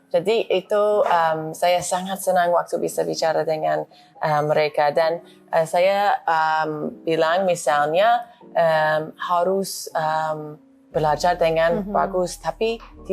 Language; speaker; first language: Indonesian; non-native, fluent; English